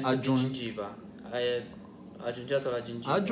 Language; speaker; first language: Italian; non-native, learner; Romanian